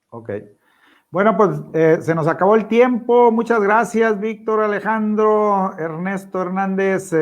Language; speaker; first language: Spanish; native; Spanish